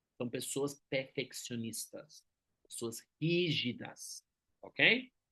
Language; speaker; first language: Portuguese; non-native, fluent; German